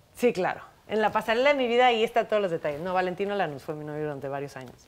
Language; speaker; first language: Spanish; native; Spanish